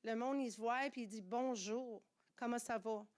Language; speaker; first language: French; non-native, fluent; English